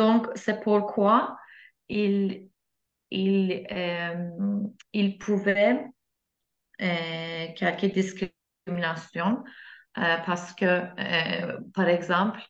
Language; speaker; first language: French; non-native, learner; Turkish